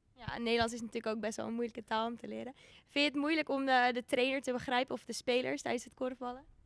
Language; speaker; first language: Dutch; native; Dutch